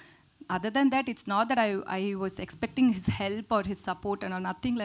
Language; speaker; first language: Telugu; non-native, local second language; Tamil